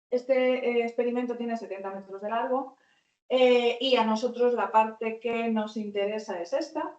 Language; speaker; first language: Spanish; native; Spanish